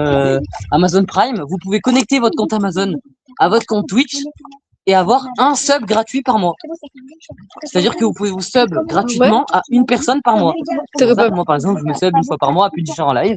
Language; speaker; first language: French; native; French